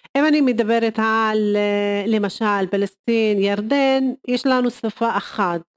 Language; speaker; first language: Hebrew; non-native, local second language; Arabic